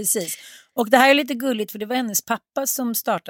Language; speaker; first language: Swedish; native; Swedish